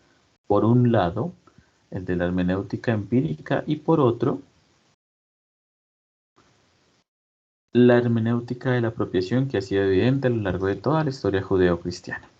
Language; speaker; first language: Spanish; native; Spanish